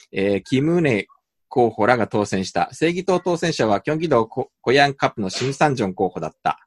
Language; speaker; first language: Korean; non-native, fluent; Japanese